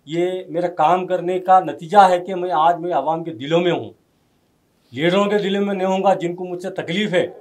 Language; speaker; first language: Hindi; non-native, local second language; Urdu